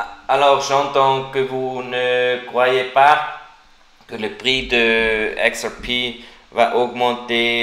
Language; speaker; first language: French; non-native, learner; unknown